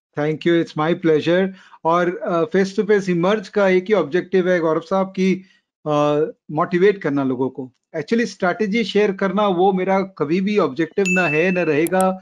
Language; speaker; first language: Hindi; native; Hindi